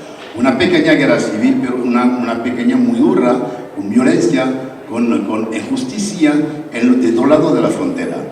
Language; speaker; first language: Spanish; non-native, learner; French